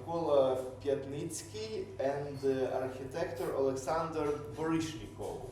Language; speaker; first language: English; non-native, learner; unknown